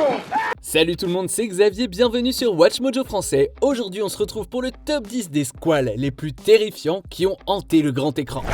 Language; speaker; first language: French; native; French